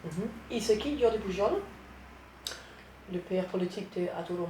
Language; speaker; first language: French; non-native, learner; Danish